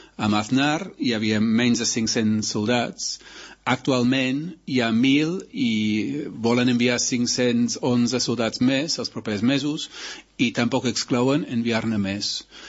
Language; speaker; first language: Catalan; non-native, local second language; Spanish